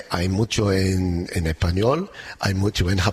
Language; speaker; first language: Spanish; non-native, learner; English